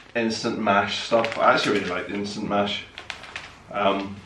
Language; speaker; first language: English; native; English